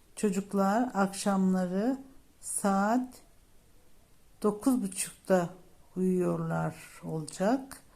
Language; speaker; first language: Turkish; native; Turkish